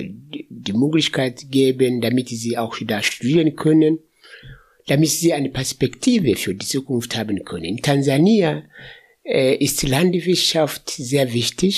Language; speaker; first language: German; non-native, fluent; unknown